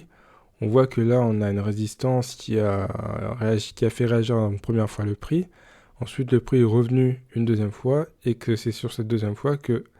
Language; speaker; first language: French; native; French